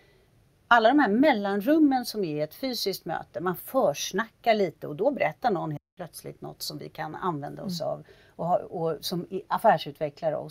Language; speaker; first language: Swedish; native; Swedish